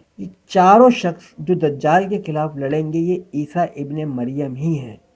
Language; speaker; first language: Urdu; native; Urdu